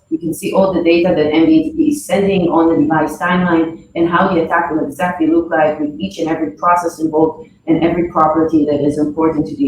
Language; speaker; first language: English; non-native, fluent; Hebrew